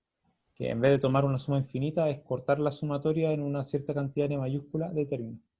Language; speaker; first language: Spanish; native; Spanish